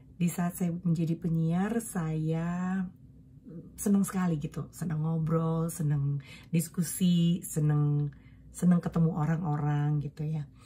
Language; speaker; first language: Indonesian; native; Indonesian